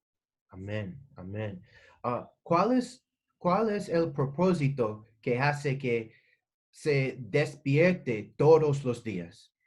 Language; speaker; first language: Spanish; non-native, learner; English